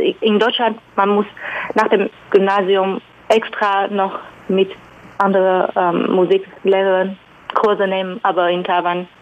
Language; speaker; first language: German; non-native, fluent; Chinese